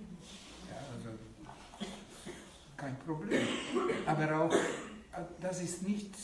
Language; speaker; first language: German; non-native, fluent; Hungarian